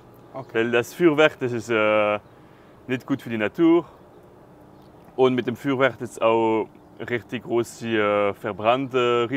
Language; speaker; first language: German; non-native, local second language; French